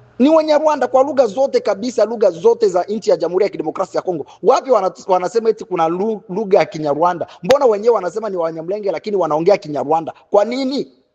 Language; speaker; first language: Swahili; native; Swahili